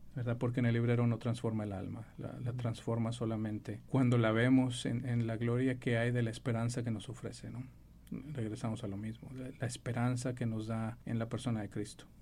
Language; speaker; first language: Spanish; native; Spanish